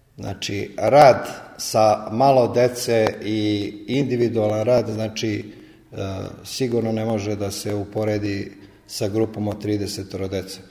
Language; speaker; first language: Serbian; native; Serbian